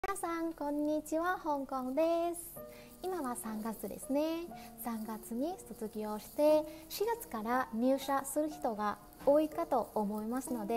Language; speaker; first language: Japanese; non-native, fluent; Vietnamese